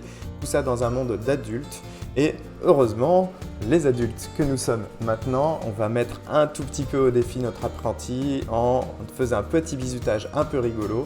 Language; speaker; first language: French; native; French